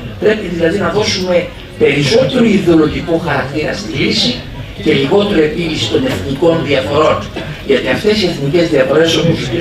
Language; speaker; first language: Greek; native; Greek